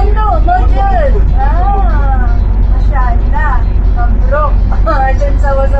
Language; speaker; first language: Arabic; non-native, learner; Filipino